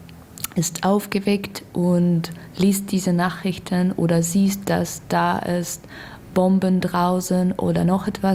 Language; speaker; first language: German; non-native, learner; Russian